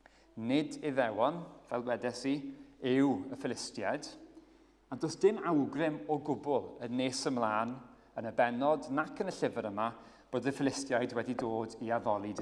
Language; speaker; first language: Welsh; native; Welsh